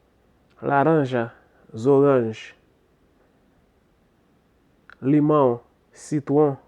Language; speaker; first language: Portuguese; non-native, fluent; Haitian Creole